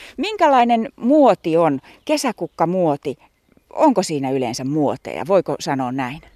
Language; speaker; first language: Finnish; native; Finnish